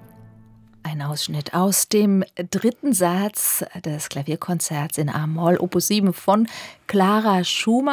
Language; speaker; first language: German; native; German